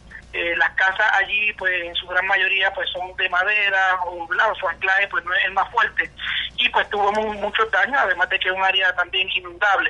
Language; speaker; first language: Spanish; native; Spanish